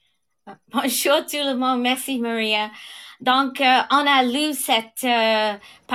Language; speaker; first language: French; non-native, fluent; English